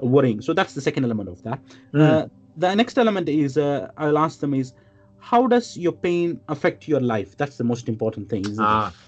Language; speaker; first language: English; non-native, local second language; Malayalam